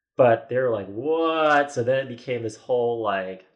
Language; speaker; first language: English; native; English